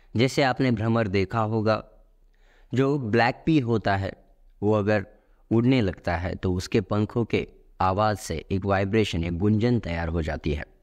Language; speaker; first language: Hindi; non-native, local second language; Marathi